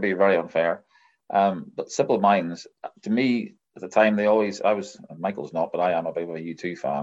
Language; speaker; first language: English; native; English